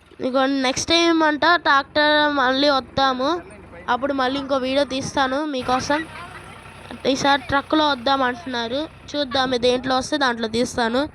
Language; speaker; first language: Telugu; native; Telugu